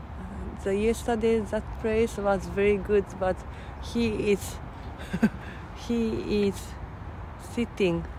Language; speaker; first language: English; non-native, fluent; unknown